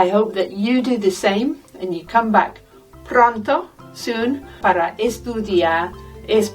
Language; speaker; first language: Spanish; non-native, fluent; English